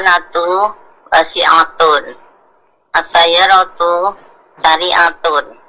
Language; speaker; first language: Arabic; non-native, learner; Indonesian